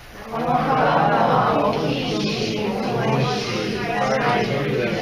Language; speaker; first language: Japanese; non-native, learner; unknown